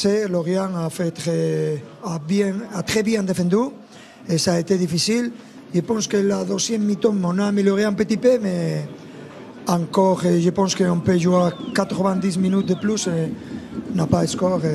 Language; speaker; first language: French; non-native, fluent; Spanish